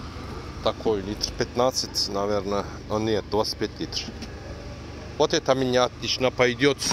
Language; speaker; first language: Russian; non-native, learner; Turkish